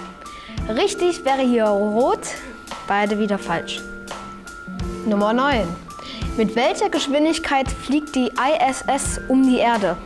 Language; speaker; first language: German; native; German